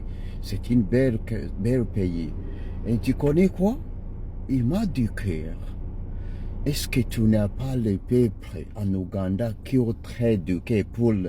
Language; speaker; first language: French; non-native, learner; Ganda